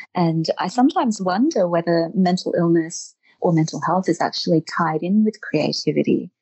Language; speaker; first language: English; native; English